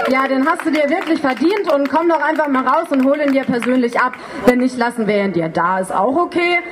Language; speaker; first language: German; native; German